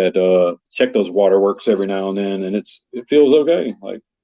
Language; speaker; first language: English; native; English